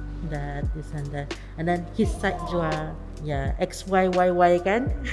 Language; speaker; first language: English; non-native, local second language; Malay